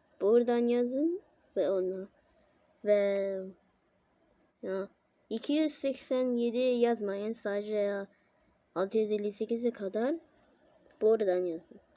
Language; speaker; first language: Turkish; non-native, learner; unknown